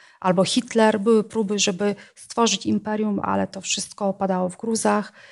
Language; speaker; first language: Polish; non-native, fluent; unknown